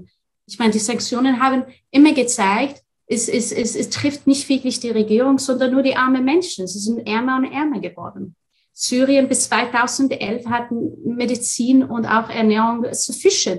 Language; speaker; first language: German; non-native, fluent; Arabic